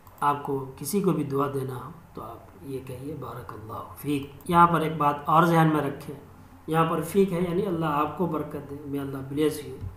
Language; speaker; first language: Urdu; native; Urdu